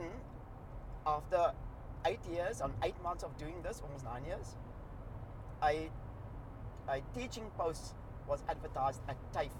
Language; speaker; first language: English; non-native, local second language; Afrikaans